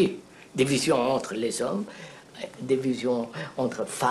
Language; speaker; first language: French; non-native, fluent; Telugu